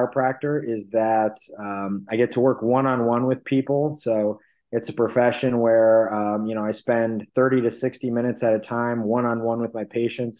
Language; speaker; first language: English; native; English